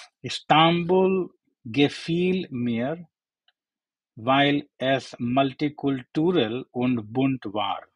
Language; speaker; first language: German; non-native, learner; English